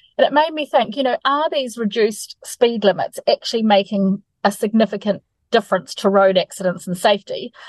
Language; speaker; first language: English; native; English